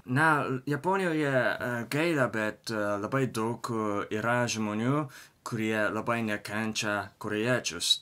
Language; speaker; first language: Lithuanian; non-native, learner; Japanese